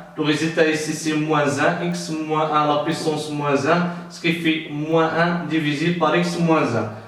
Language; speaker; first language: French; non-native, local second language; Arabic